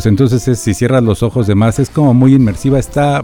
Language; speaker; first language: Spanish; native; Spanish